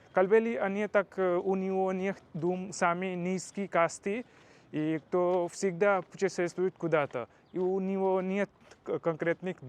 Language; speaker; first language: Russian; non-native, learner; Hindi